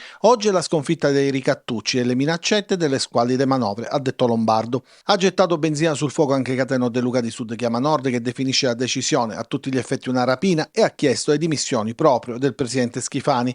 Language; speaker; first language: Italian; native; Italian